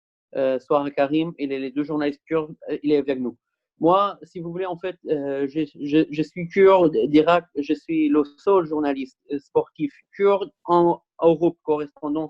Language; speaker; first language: French; non-native, fluent; Kurdish